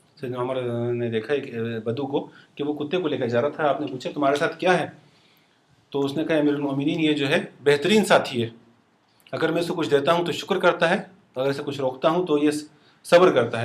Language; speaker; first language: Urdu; non-native, fluent; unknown